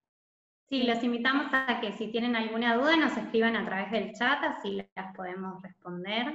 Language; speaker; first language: Spanish; native; Spanish